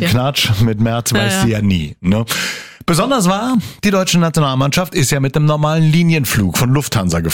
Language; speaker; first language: German; native; German